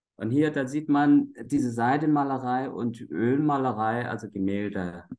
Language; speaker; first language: German; non-native, fluent; Vietnamese